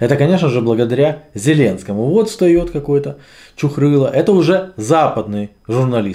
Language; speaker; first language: Russian; native; Russian